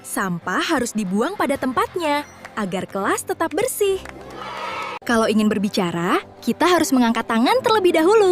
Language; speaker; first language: Indonesian; native; Indonesian